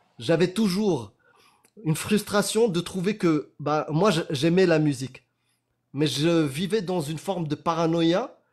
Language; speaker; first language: French; non-native, local second language; Arabic